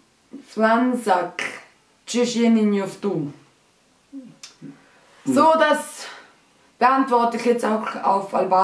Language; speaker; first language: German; early bilingual, other home language; Albanian